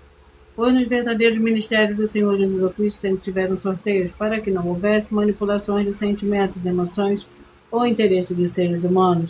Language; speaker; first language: Portuguese; native; Portuguese